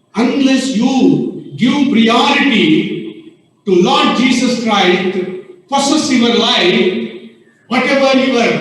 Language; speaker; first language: English; non-native, local second language; Kannada